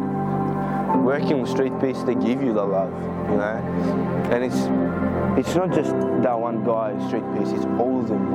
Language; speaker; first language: English; early bilingual, other home language; Greek